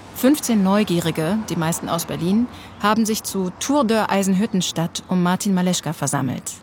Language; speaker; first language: German; native; German